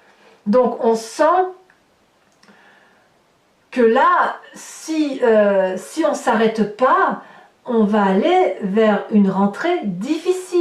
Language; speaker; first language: French; native; French